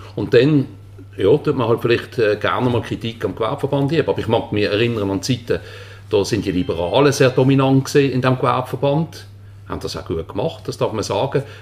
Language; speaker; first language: German; native; German